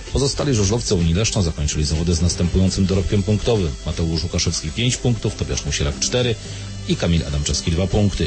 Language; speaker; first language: Polish; native; Polish